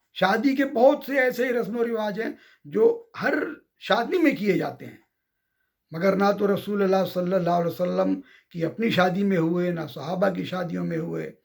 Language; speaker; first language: Urdu; native; Urdu